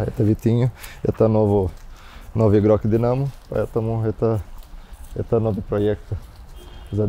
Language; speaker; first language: Russian; non-native, learner; Portuguese